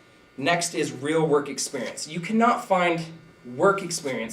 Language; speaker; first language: English; native; English